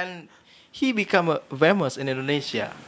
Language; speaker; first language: English; non-native, learner; Indonesian